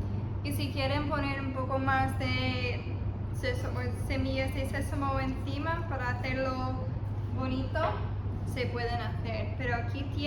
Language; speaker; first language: Spanish; early bilingual, heritage; Spanish